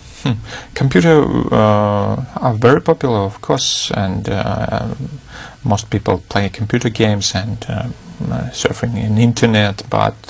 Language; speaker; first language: English; non-native, fluent; Russian